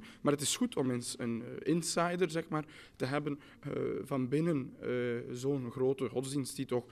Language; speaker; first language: Dutch; native; Dutch